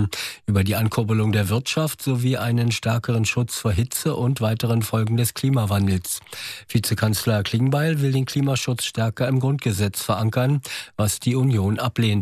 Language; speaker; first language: German; native; German